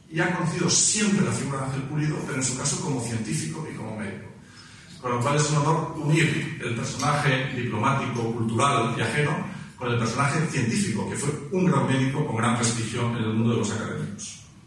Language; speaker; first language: Spanish; native; Spanish